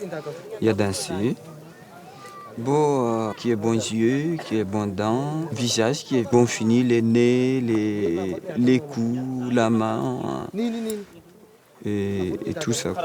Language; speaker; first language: French; non-native, local second language; Fula